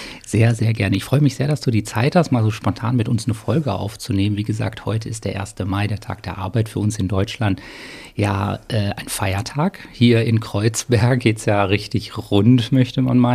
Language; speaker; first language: German; native; German